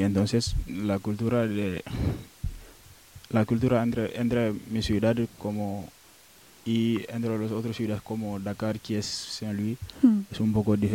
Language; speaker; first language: Spanish; non-native, learner; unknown